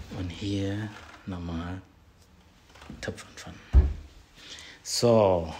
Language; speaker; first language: German; non-native, fluent; Vietnamese